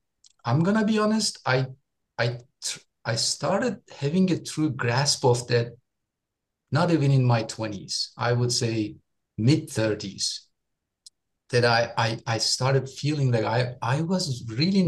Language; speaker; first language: English; non-native, fluent; Turkish